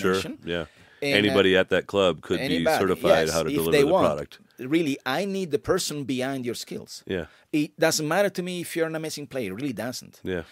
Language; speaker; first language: English; non-native, fluent; Italian